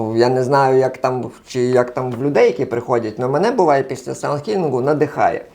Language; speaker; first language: Ukrainian; non-native, local second language; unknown